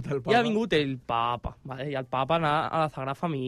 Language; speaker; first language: Catalan; native; Catalan